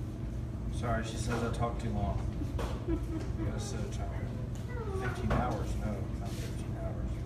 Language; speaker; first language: English; native; English